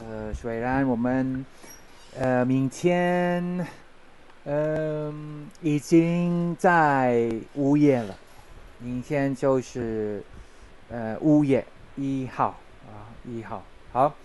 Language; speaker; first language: Chinese; non-native, learner; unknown